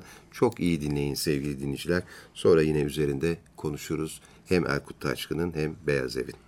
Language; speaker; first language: Turkish; native; Turkish